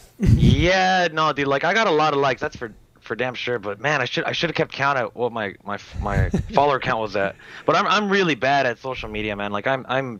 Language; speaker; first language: English; native; English